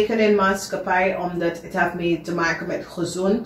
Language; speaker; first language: Dutch; non-native, learner; English